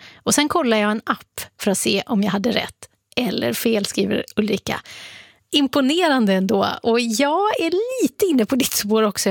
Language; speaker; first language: Swedish; native; Swedish